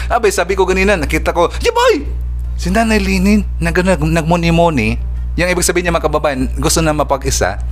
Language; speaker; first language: Filipino; non-native, local second language; Cebuano